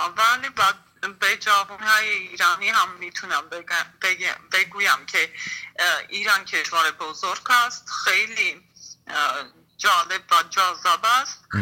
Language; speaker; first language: Persian; non-native, learner; Armenian